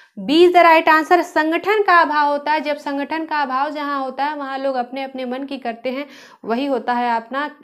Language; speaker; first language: Hindi; native; Hindi